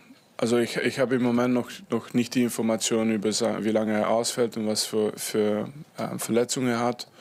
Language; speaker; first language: German; non-native, fluent; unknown